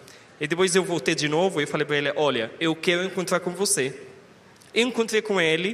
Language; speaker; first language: Portuguese; non-native, learner; Arabic